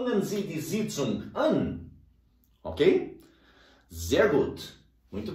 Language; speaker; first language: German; non-native, fluent; Portuguese